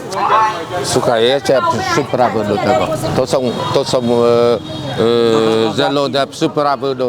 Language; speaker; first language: Polish; non-native, fluent; Vietnamese